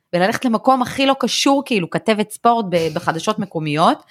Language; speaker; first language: Hebrew; early bilingual, other home language; Russian